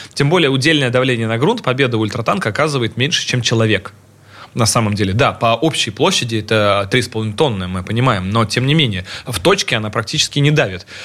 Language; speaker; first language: Russian; native; Russian